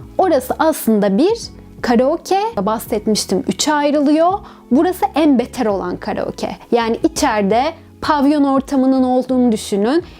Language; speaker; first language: Turkish; native; Turkish